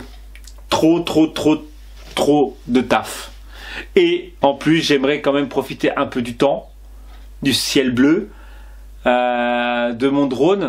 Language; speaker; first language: French; native; French